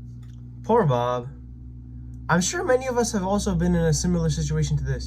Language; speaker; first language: English; native; English